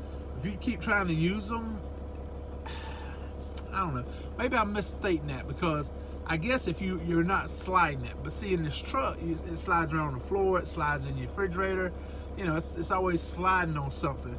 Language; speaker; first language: English; native; English